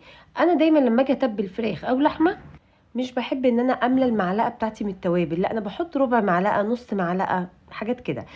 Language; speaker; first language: Arabic; native; Arabic